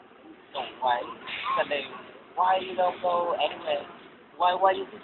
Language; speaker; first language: English; non-native, learner; Vietnamese